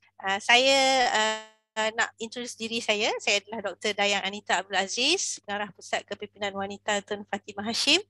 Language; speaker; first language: Malay; native; Malay